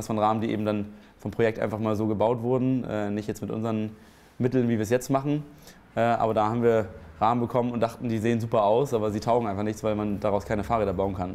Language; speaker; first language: German; native; German